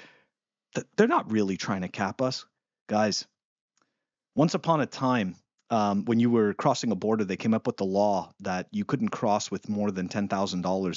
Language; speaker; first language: English; native; English